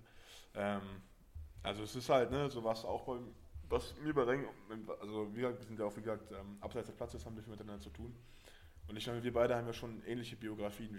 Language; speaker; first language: German; native; German